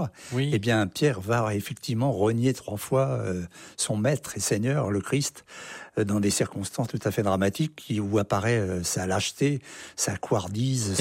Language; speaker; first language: French; native; French